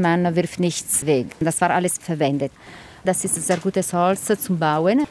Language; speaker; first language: German; non-native, fluent; Italian